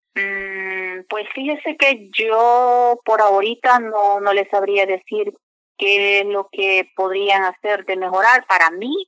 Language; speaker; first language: Spanish; native; Spanish